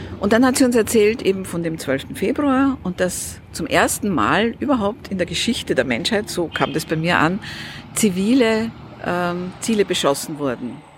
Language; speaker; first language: German; early bilingual, other home language; Russian